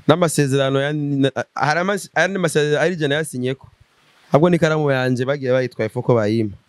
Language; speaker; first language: Rundi; native; Rundi